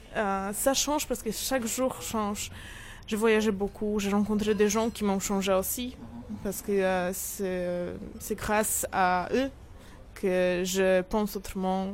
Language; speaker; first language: French; non-native, fluent; Polish